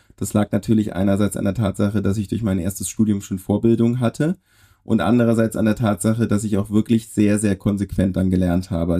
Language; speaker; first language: German; native; German